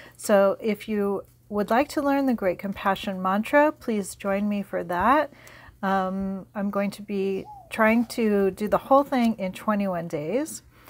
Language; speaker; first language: English; native; English